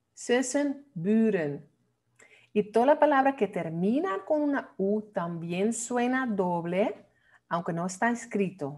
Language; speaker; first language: Spanish; non-native, fluent; Dutch